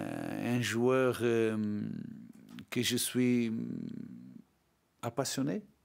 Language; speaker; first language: French; non-native, learner; Portuguese